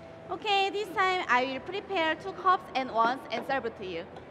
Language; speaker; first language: English; non-native, learner; Korean